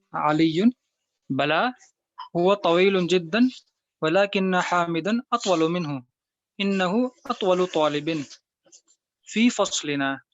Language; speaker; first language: Arabic; non-native, learner; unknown